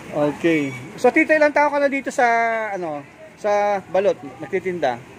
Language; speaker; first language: Filipino; native; Filipino